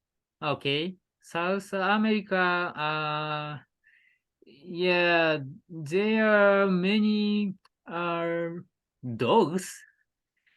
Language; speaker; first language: English; non-native, learner; Japanese